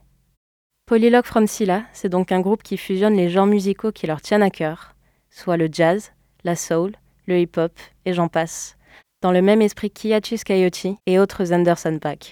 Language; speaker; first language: French; native; French